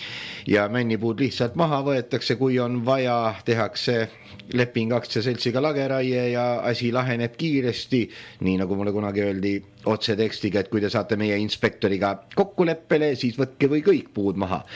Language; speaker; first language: Estonian; native; Estonian